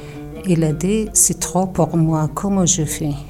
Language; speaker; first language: French; non-native, learner; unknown